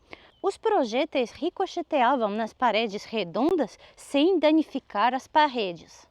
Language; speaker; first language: Portuguese; non-native, fluent; Russian